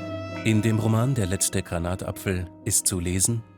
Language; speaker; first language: German; native; German